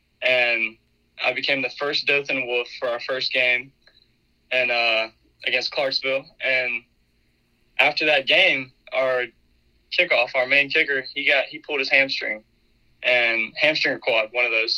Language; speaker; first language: English; native; English